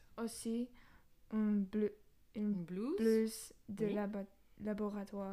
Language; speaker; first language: French; non-native, learner; English